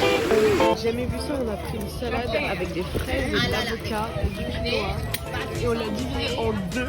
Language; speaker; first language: French; native; French